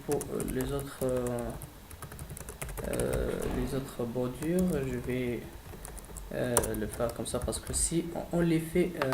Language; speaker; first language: French; non-native, fluent; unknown